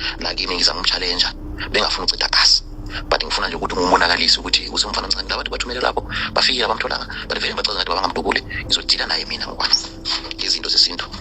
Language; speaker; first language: Zulu; non-native, fluent; Nyanja